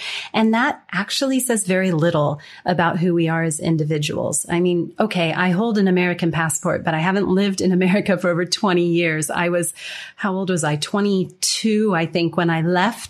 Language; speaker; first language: English; native; English